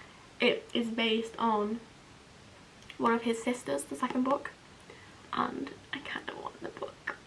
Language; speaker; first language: English; native; English